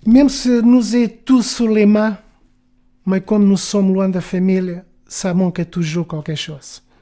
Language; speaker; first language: French; non-native, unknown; Portuguese